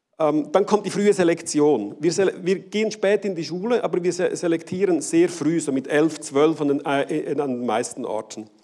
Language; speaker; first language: German; native; German